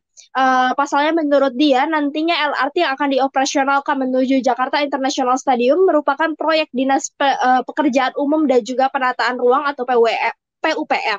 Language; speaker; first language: Indonesian; native; Indonesian